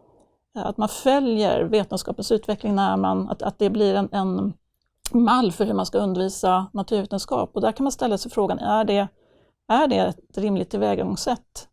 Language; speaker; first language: Swedish; native; Swedish